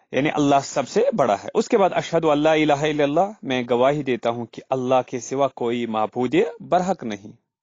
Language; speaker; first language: Urdu; non-native, local second language; Kashmiri